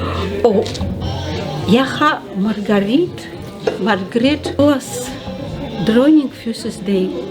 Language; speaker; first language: Danish; non-native, learner; Russian